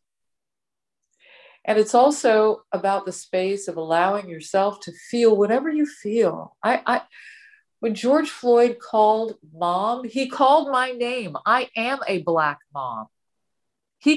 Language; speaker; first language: English; native; English